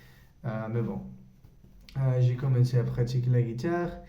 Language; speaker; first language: French; non-native, learner; Spanish